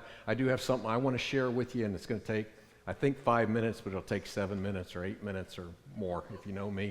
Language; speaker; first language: English; native; English